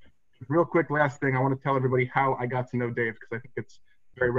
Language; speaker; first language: English; native; English